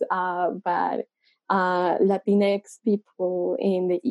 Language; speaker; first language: English; non-native, fluent; Spanish